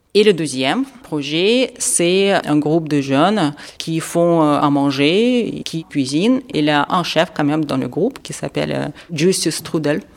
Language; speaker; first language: French; non-native, fluent; Ukrainian